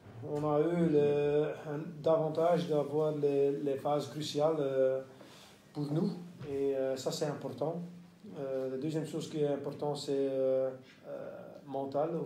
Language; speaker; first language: French; non-native, local second language; Dutch